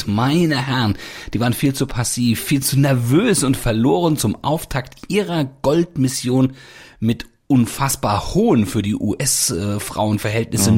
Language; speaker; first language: German; native; German